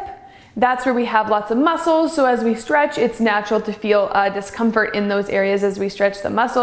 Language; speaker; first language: English; native; English